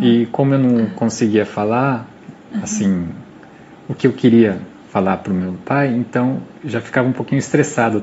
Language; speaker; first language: Portuguese; early bilingual, heritage; Portuguese